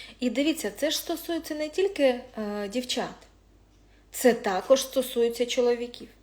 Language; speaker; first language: Ukrainian; non-native, local second language; Russian